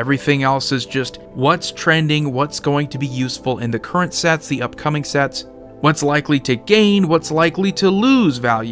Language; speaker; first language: English; native; English